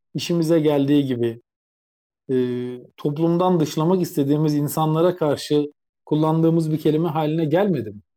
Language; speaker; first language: Turkish; native; Turkish